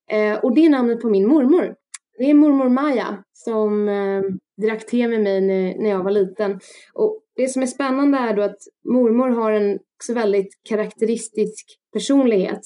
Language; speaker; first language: Swedish; early bilingual, other home language; Russian